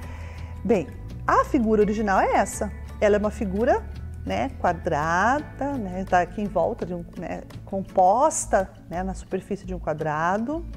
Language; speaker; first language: Portuguese; native; Portuguese